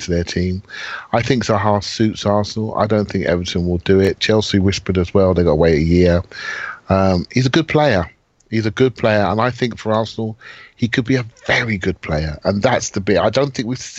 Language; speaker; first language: English; native; English